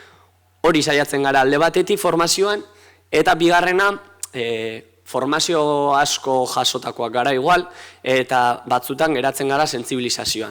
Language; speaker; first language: Basque; native; Basque